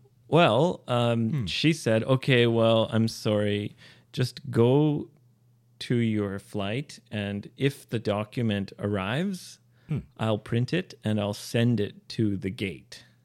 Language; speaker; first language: English; native; English